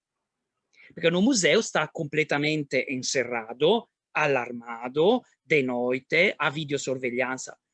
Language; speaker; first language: Portuguese; non-native, learner; Italian